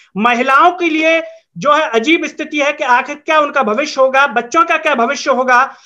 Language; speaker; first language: Hindi; native; Hindi